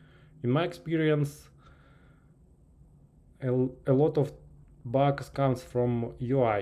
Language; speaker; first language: English; non-native, fluent; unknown